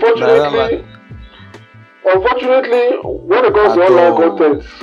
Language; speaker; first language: English; non-native, local second language; Yoruba